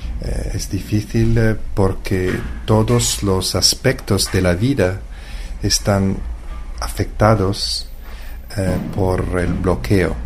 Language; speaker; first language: Spanish; non-native, fluent; Italian